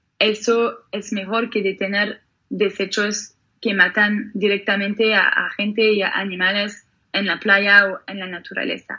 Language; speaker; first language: Spanish; non-native, fluent; French